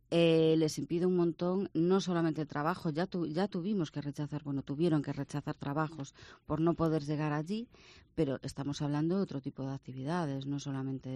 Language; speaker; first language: Spanish; native; Spanish